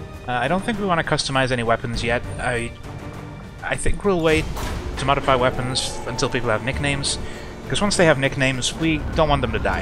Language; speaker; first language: English; native; English